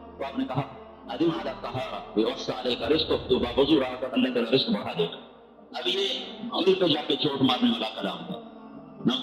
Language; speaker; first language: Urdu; non-native, local second language; Saraiki